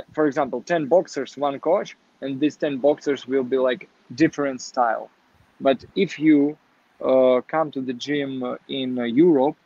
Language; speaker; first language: English; non-native, learner; Ukrainian